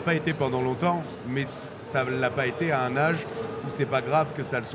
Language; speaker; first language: French; native; French